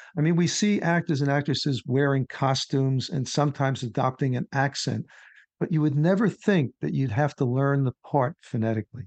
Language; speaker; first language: English; native; English